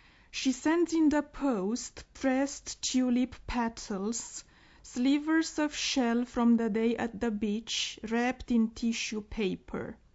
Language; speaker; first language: English; non-native, fluent; Romanian